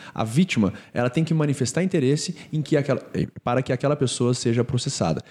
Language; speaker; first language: Portuguese; native; Portuguese